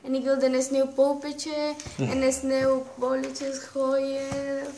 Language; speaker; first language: Dutch; non-native, learner; Spanish